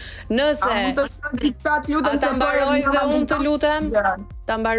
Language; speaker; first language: Albanian; native; Albanian